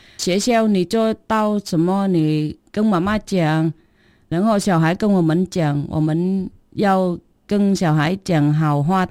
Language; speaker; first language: Chinese; non-native, learner; Vietnamese